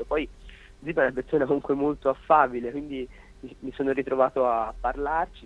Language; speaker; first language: Italian; native; Italian